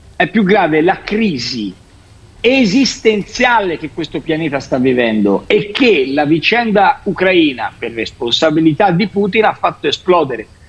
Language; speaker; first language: Italian; native; Italian